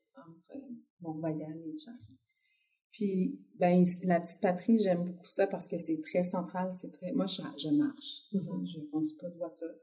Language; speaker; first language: French; native; French